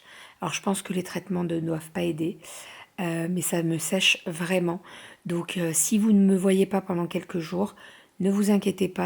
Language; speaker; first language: French; native; French